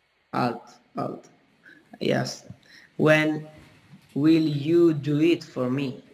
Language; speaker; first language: English; non-native, learner; Italian